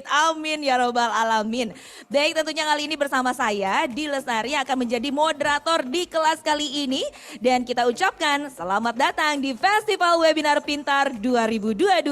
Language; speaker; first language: Indonesian; native; Indonesian